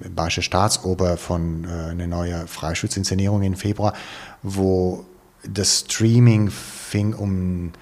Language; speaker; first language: German; non-native, fluent; Italian